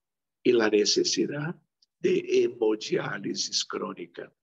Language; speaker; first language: Spanish; non-native, local second language; Portuguese